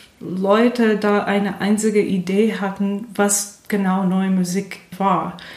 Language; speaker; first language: German; non-native, fluent; English